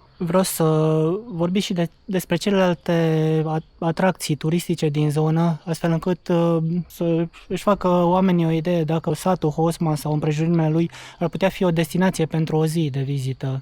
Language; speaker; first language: Romanian; native; Romanian